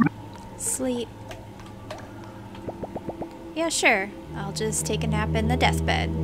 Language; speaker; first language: English; native; English